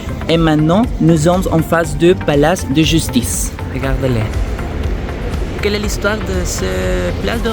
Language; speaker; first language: French; non-native, learner; Spanish